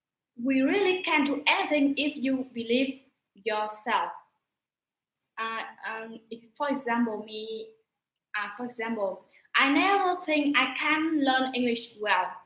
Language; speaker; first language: English; non-native, learner; Vietnamese